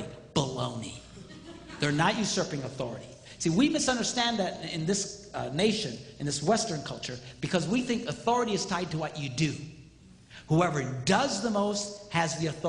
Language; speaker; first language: English; native; English